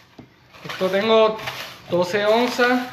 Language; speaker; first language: Spanish; native; Spanish